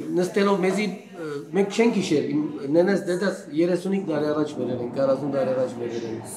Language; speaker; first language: Armenian; early bilingual, heritage; Armenian